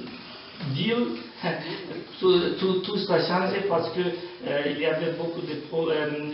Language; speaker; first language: French; non-native, learner; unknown